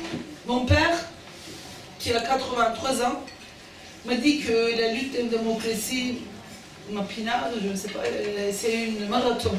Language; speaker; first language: French; non-native, fluent; Turkish